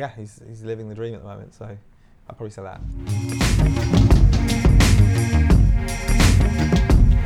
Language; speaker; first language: English; native; English